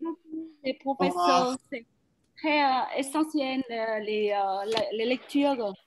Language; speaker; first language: French; non-native, learner; Vietnamese